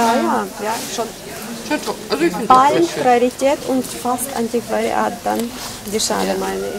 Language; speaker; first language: German; non-native, fluent; Russian